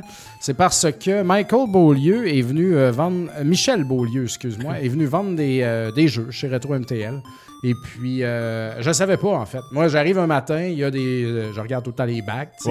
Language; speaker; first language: French; native; French